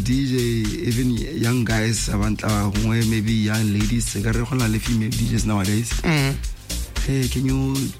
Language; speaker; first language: English; non-native, local second language; Tswana